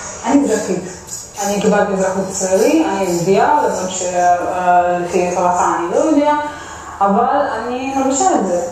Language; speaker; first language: Hebrew; non-native, fluent; Russian